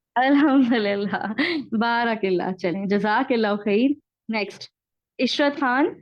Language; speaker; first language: Urdu; native; Urdu